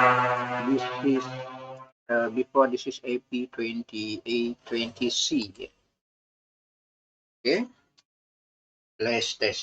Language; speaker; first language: English; non-native, learner; Indonesian